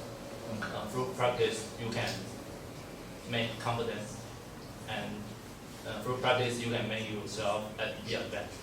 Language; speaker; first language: English; non-native, learner; Chinese